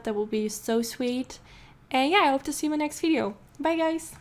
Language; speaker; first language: English; non-native, fluent; Dutch